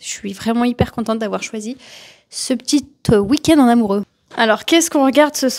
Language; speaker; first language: French; native; French